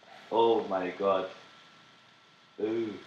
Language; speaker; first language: English; non-native, learner; Portuguese